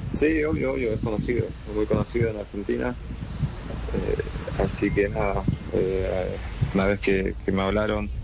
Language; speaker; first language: Spanish; native; Spanish